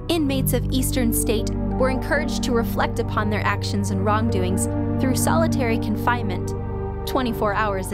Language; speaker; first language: English; native; English